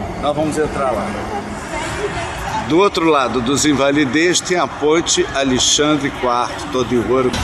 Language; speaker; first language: Portuguese; native; Portuguese